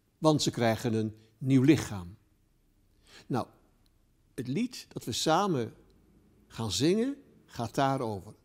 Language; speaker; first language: Dutch; native; Dutch